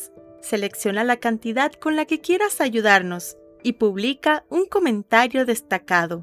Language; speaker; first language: Spanish; native; Spanish